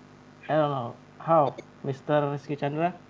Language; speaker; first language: English; non-native, learner; Indonesian